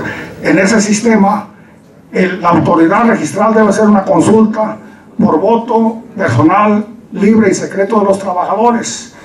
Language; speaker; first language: Spanish; native; Spanish